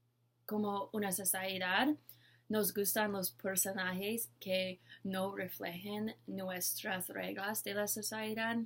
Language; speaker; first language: Spanish; non-native, learner; English